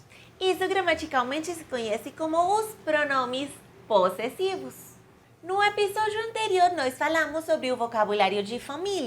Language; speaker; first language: Portuguese; non-native, fluent; Spanish